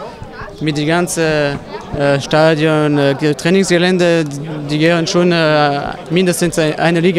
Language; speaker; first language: German; non-native, local second language; French